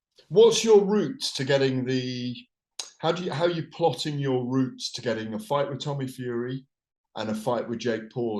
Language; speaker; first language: English; native; English